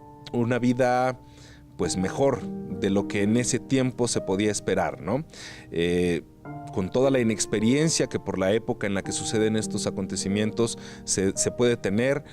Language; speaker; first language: Spanish; native; Spanish